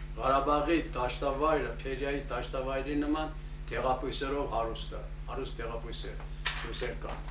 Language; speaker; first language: Armenian; early bilingual, heritage; Armenian